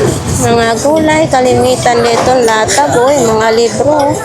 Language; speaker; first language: Filipino; non-native, local second language; Cebuano